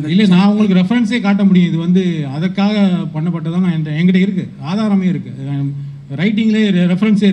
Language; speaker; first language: Tamil; native; Tamil